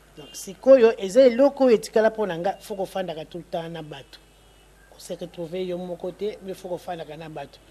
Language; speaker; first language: Lingala; non-native, local second language; Kongo